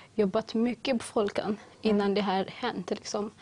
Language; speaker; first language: Swedish; early bilingual, other home language; Tigrinya